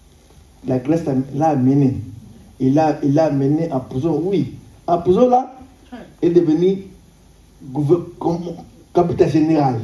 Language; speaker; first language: French; non-native, local second language; Lingala